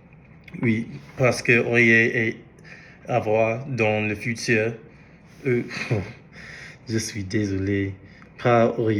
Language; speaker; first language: French; non-native, learner; English